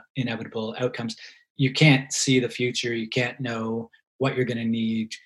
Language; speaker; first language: English; native; English